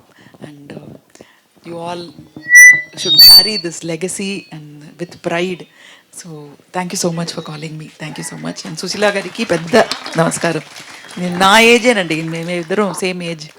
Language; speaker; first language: Telugu; non-native, fluent; Tamil